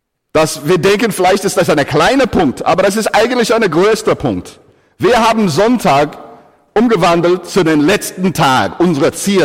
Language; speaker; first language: German; non-native, fluent; English